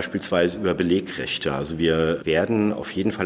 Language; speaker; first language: German; native; German